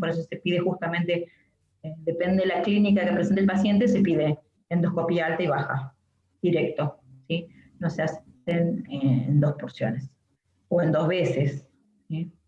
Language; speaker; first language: Spanish; native; Spanish